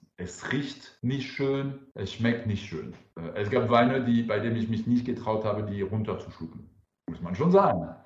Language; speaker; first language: German; non-native, fluent; French